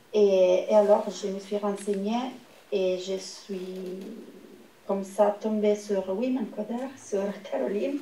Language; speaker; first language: French; non-native, fluent; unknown